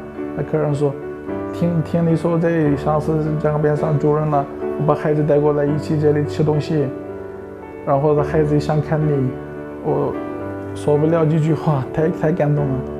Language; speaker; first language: Chinese; non-native, local second language; Uyghur